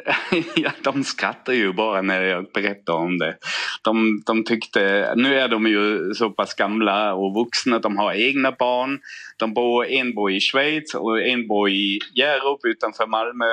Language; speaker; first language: Swedish; non-native, fluent; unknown